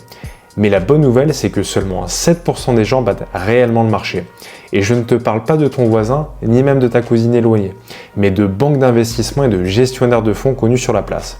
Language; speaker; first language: French; native; French